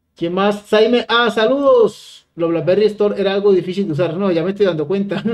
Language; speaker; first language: Spanish; native; Spanish